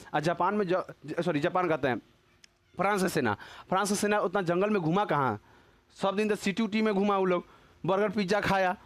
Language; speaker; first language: Hindi; native; Hindi